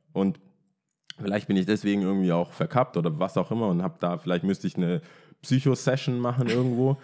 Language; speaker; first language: German; early bilingual, other home language; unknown